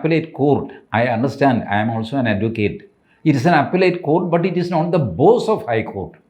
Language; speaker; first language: English; non-native, local second language; Malayalam